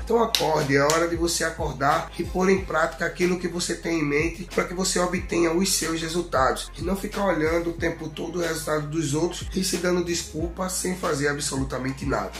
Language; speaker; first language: Portuguese; native; Portuguese